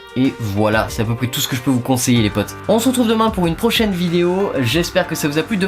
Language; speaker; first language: French; native; French